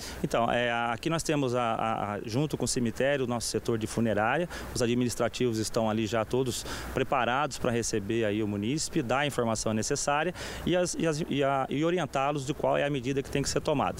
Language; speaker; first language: Portuguese; native; Portuguese